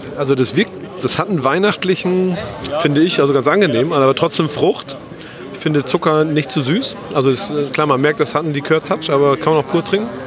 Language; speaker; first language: German; native; German